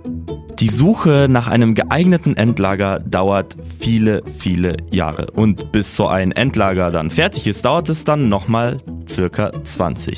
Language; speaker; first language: German; native; German